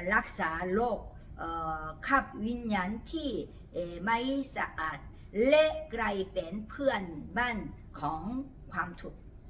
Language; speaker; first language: Thai; non-native, fluent; Korean